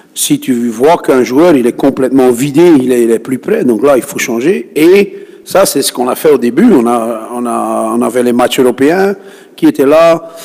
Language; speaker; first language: French; non-native, fluent; Dutch